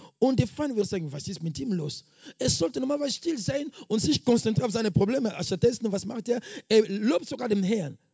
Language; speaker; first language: German; non-native, fluent; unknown